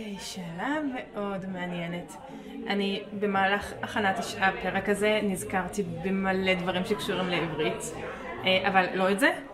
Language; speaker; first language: Hebrew; non-native, local second language; Arabic